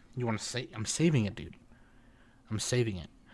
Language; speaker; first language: English; native; English